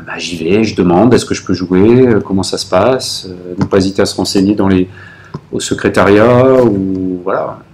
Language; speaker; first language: French; native; French